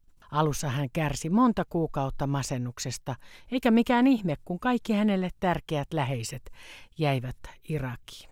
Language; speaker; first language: Finnish; native; Finnish